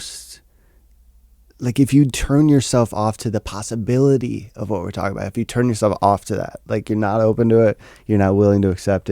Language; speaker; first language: English; native; English